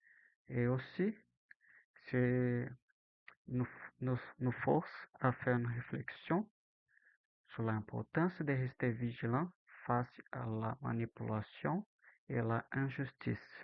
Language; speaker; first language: French; non-native, learner; Portuguese